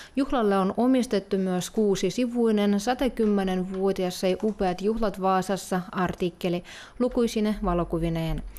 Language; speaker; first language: Finnish; non-native, fluent; Russian